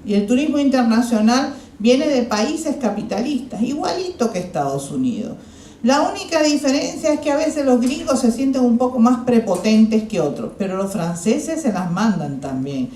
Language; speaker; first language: Spanish; native; Spanish